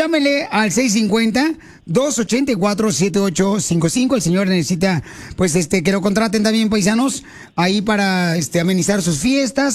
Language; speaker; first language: Spanish; native; Spanish